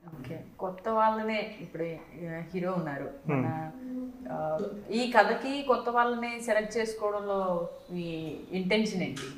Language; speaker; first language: Telugu; native; Telugu